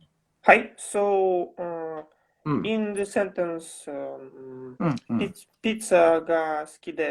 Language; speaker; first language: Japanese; non-native, learner; Russian